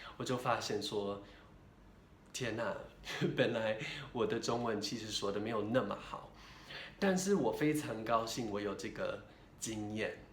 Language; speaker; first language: Chinese; non-native, fluent; English